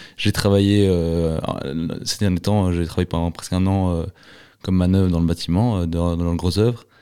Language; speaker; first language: French; native; French